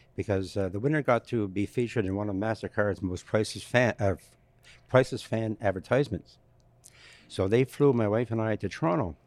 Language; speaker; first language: English; native; English